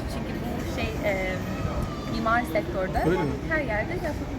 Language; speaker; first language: Turkish; non-native, fluent; English